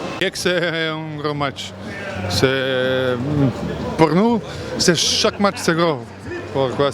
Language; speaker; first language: French; non-native, learner; Croatian